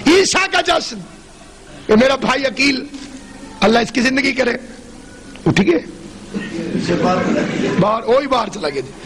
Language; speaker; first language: Urdu; non-native, local second language; Saraiki